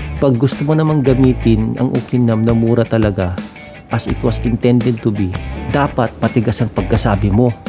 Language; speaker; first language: Filipino; non-native, local second language; Iloko